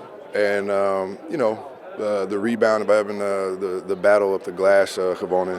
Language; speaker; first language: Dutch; non-native, learner; English